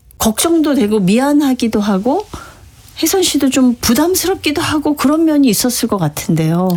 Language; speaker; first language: Korean; native; Korean